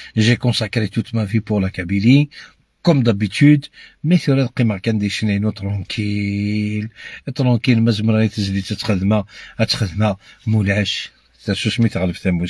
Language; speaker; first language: French; non-native, local second language; Kabyle